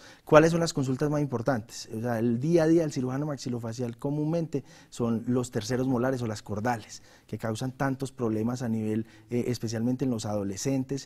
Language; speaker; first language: Spanish; native; Spanish